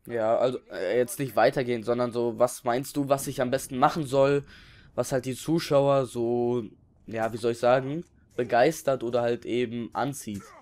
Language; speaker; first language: German; native; German